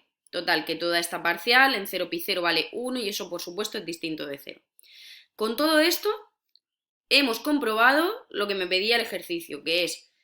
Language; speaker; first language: Spanish; native; Spanish